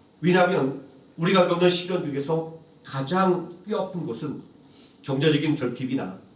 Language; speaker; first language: Korean; native; Korean